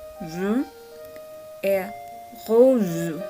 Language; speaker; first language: French; non-native, learner; Spanish